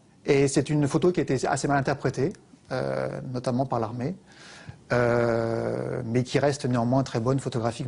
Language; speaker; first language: French; native; French